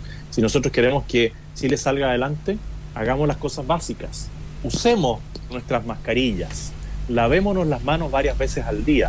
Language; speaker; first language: Spanish; native; Spanish